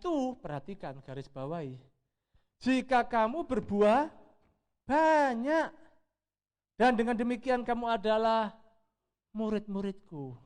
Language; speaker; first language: Indonesian; native; Indonesian